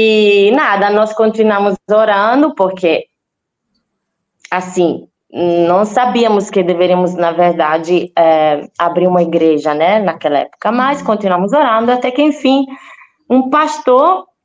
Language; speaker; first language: Portuguese; non-native, fluent; Italian